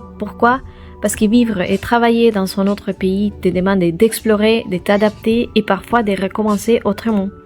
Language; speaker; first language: French; non-native, fluent; Spanish